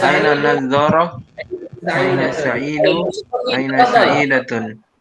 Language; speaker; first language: Arabic; non-native, learner; Indonesian